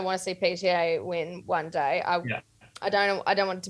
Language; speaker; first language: English; native; English